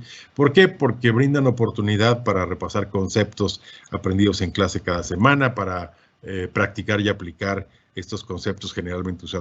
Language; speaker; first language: Spanish; native; Spanish